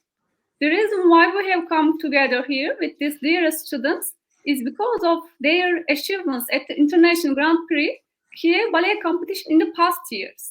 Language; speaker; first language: English; non-native, fluent; Turkish